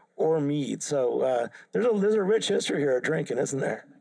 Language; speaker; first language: English; native; English